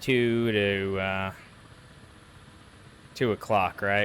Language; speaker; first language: English; native; English